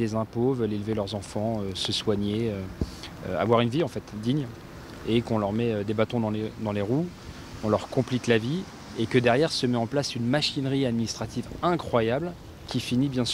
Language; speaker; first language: French; native; French